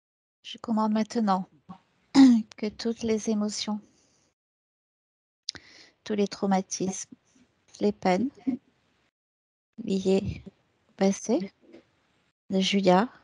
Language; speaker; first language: French; native; French